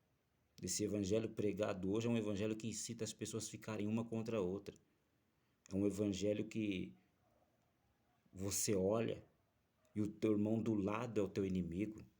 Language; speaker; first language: Portuguese; native; Portuguese